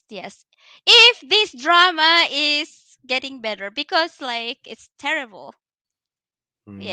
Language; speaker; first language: English; non-native, local second language; Filipino